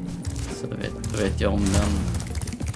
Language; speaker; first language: Swedish; native; Swedish